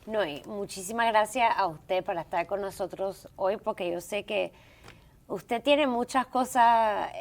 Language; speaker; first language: Spanish; early bilingual, heritage; English